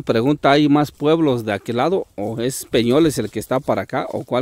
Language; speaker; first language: Spanish; native; Spanish